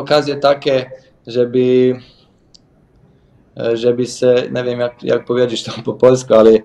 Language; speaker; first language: Polish; non-native, learner; Bosnian